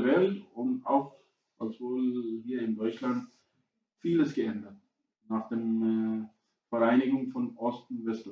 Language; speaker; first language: German; non-native, fluent; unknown